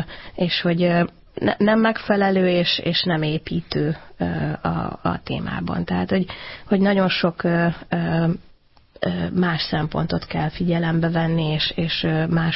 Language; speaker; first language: Hungarian; native; Hungarian